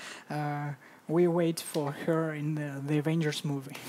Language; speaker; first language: English; non-native, fluent; Russian